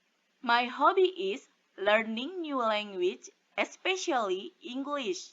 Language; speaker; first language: English; non-native, fluent; Indonesian